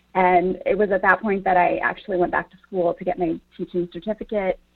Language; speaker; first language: English; native; English